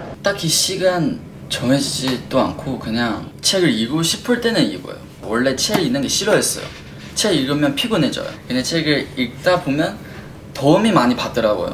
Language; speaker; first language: Korean; non-native, fluent; Chinese